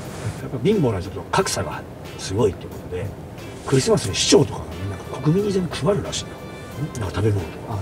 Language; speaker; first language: Japanese; native; Japanese